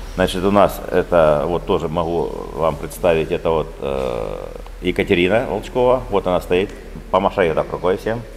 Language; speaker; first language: Russian; native; Russian